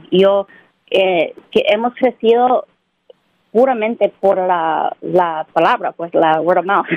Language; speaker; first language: Spanish; early bilingual, heritage; Spanish